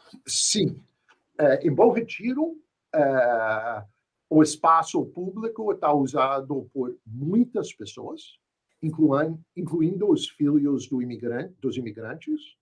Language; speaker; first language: Portuguese; non-native, fluent; English